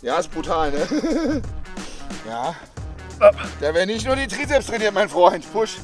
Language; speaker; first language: German; native; German